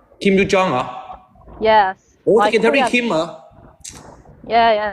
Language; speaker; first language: English; non-native, learner; Thai